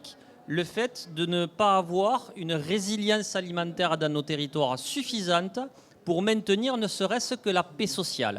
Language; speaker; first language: French; native; French